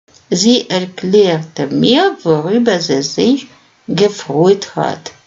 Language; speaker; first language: German; non-native, fluent; Russian